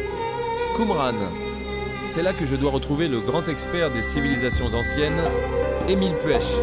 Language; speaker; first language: French; native; French